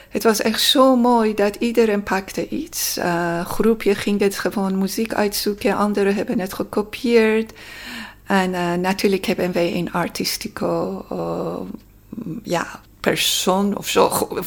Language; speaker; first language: Dutch; non-native, fluent; Persian